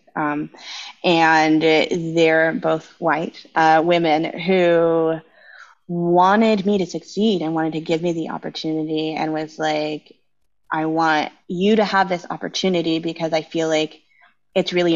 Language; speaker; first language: English; native; English